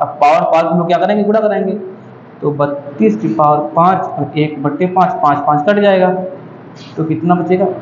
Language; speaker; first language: Hindi; native; Hindi